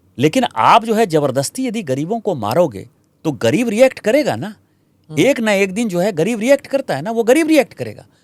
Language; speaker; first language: Hindi; native; Hindi